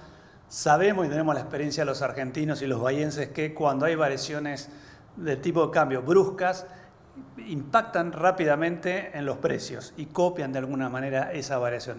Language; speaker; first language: Spanish; native; Spanish